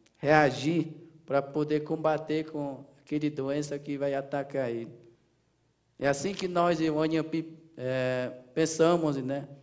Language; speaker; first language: Portuguese; non-native, local second language; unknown